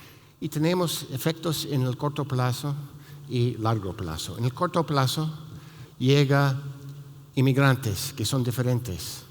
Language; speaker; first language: Spanish; non-native, fluent; English